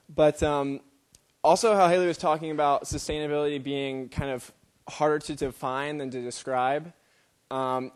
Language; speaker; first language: English; native; English